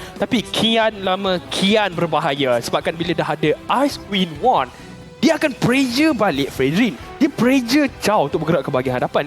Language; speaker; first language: Malay; native; Malay